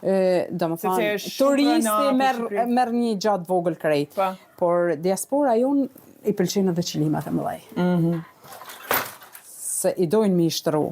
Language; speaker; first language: Albanian; native; Albanian